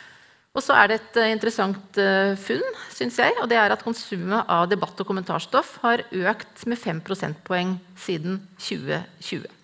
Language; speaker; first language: Norwegian; native; Norwegian